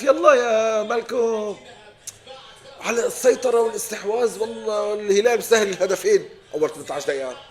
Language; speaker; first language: Arabic; native; Arabic